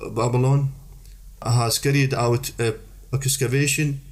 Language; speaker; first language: English; non-native, fluent; Arabic